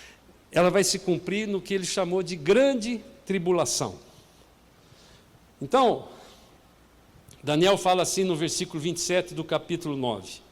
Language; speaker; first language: Portuguese; native; Portuguese